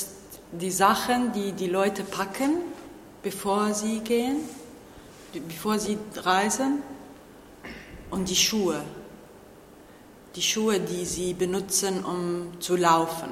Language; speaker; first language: German; non-native, learner; Arabic